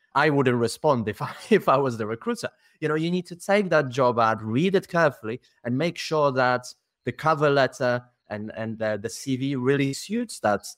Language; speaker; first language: English; non-native, fluent; Polish